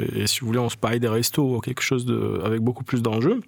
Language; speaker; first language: French; native; French